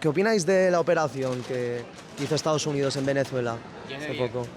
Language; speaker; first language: Spanish; native; Spanish